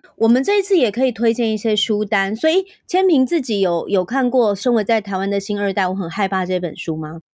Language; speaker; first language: Chinese; native; Chinese